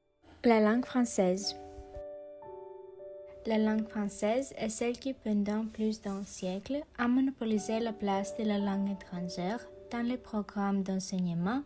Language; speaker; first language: French; non-native, fluent; Greek